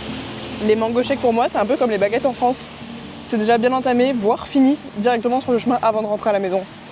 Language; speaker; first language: French; native; French